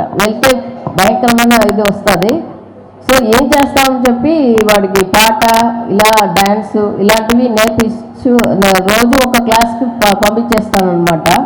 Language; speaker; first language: Telugu; native; Telugu